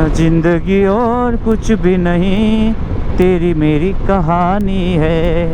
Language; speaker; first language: Hindi; non-native, local second language; Marathi